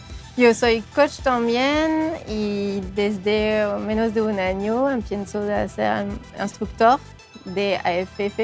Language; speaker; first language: Spanish; non-native, learner; French